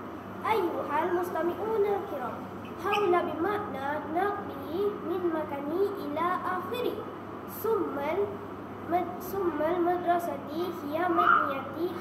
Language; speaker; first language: Arabic; non-native, learner; Malay